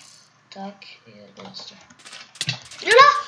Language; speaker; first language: French; native; French